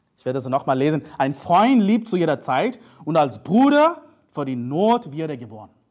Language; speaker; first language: German; non-native, fluent; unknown